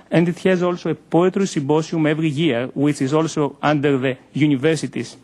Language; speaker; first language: English; non-native, fluent; Greek